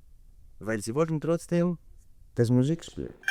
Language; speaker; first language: German; non-native, learner; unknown